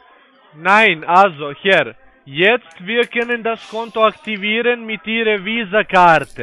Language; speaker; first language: German; non-native, learner; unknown